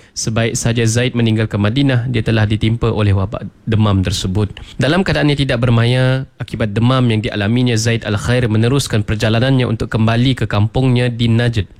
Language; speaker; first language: Malay; native; Malay